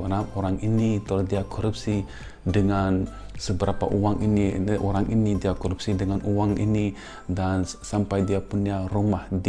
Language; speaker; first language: Indonesian; non-native, fluent; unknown